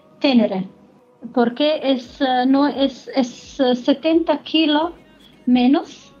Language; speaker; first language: Spanish; non-native, learner; German